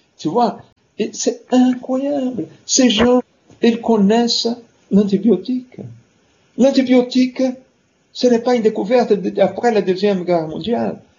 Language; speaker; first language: French; non-native, fluent; Portuguese